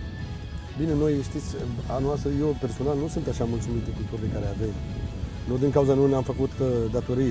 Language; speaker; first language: Romanian; non-native, learner; Arabic